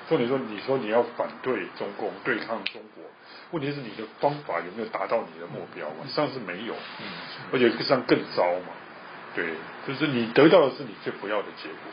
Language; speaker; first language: Chinese; native; Chinese